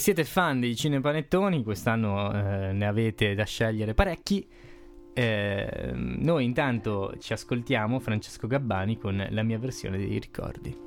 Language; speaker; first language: Italian; native; Italian